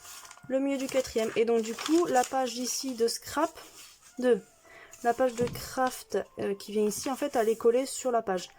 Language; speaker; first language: French; native; French